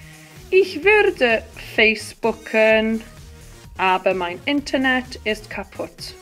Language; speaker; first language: German; non-native, fluent; Welsh